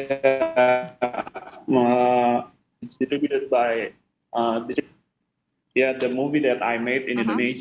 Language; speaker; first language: English; non-native, fluent; Indonesian